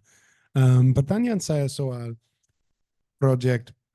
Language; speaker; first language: Indonesian; non-native, learner; English